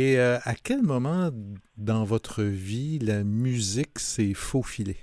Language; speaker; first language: French; native; French